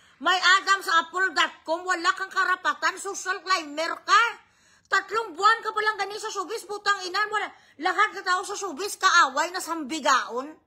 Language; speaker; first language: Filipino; non-native, local second language; Hiligaynon